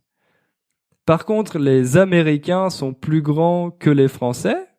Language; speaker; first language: French; native; French